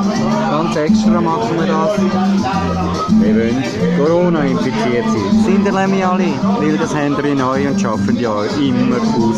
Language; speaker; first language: German; native; German